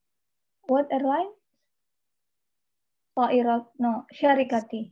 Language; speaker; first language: English; non-native, learner; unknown